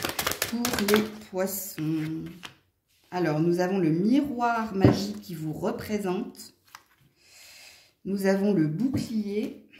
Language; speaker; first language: French; native; French